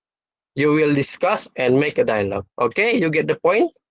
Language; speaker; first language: English; non-native, fluent; Indonesian